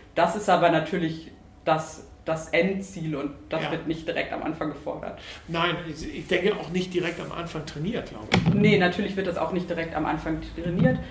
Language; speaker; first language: German; native; German